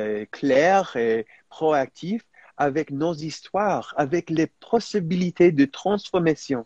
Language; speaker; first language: French; non-native, fluent; English